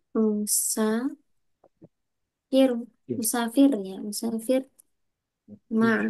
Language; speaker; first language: Arabic; non-native, fluent; Indonesian